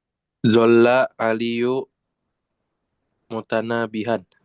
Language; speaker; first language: Arabic; non-native, learner; Indonesian